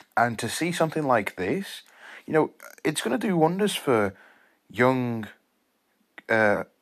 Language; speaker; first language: English; native; English